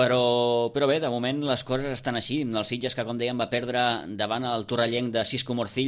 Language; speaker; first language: Catalan; native; Catalan